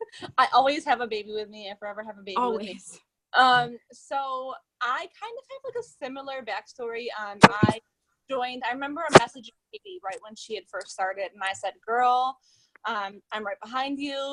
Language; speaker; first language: English; native; English